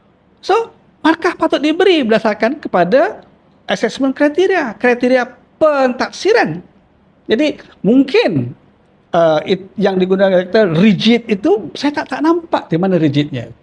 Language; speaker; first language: Malay; native; Malay